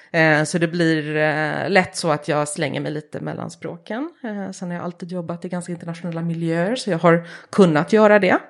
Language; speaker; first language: Swedish; early bilingual, heritage; Swedish